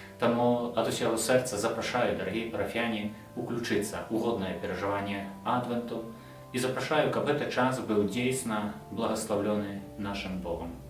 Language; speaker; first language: Belarusian; non-native, local second language; Russian